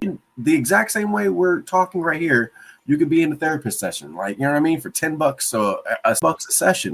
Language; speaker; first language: English; native; English